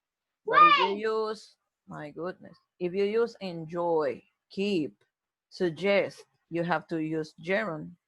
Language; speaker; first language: English; non-native, fluent; Spanish